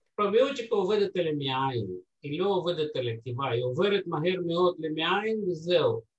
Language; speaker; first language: Hebrew; non-native, fluent; Russian